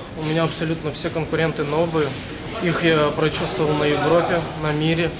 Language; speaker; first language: Russian; native; Russian